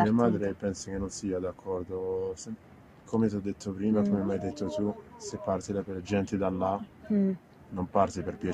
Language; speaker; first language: Italian; non-native, learner; Arabic